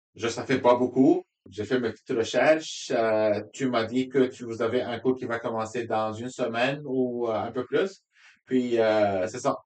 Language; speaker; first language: French; non-native, local second language; Arabic